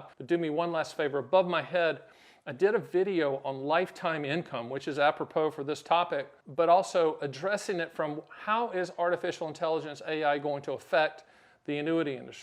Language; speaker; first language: English; native; English